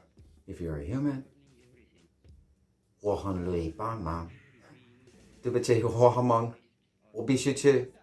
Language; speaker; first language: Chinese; non-native, learner; English